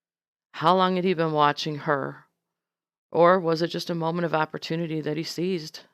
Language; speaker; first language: English; native; English